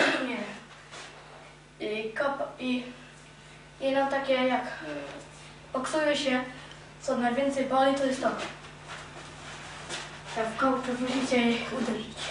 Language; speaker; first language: Polish; early bilingual, other home language; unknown